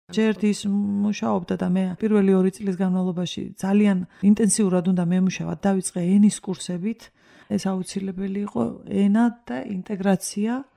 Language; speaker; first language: Georgian; native; Georgian